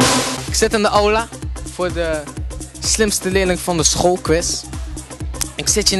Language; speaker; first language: Dutch; native; Dutch